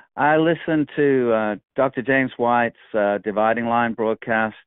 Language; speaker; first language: English; native; English